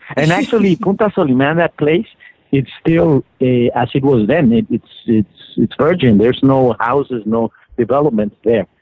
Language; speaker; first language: English; non-native, fluent; Spanish